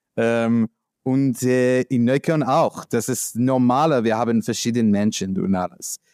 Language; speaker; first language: German; non-native, learner; English